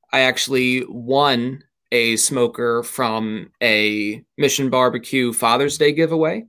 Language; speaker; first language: English; native; English